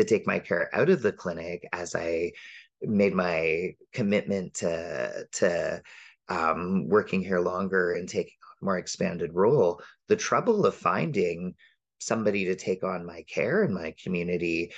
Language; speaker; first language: English; native; English